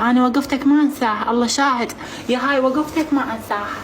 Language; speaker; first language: Arabic; native; Arabic